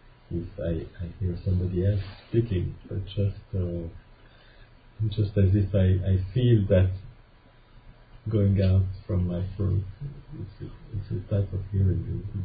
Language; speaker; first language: English; non-native, fluent; French